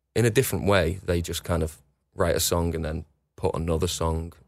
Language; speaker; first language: English; native; English